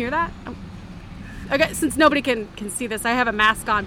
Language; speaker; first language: English; native; English